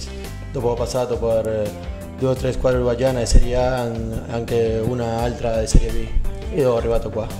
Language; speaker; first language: Italian; non-native, learner; Spanish